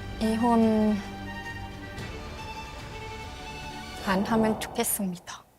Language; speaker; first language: Korean; non-native, learner; Vietnamese